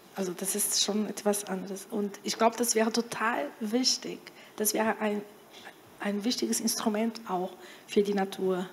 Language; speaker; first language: German; non-native, fluent; Portuguese